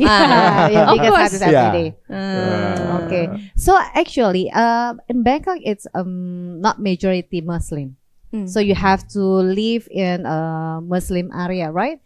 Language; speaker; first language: English; non-native, learner; Indonesian